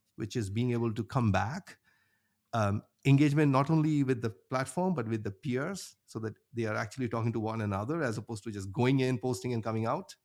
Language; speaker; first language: English; non-native, local second language; Bangla